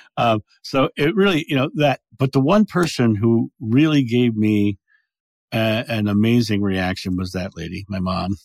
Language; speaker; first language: English; native; English